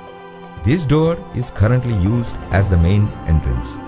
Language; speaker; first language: English; non-native, local second language; Marathi